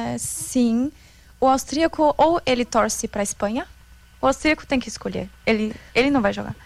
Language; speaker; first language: Portuguese; non-native, fluent; German